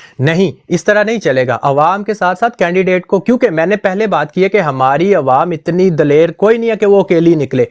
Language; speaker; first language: Urdu; non-native, local second language; Punjabi